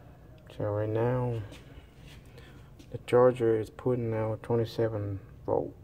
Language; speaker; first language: English; non-native, fluent; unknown